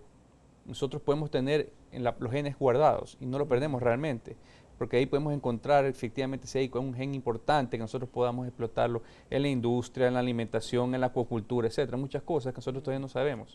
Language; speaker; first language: Spanish; native; Spanish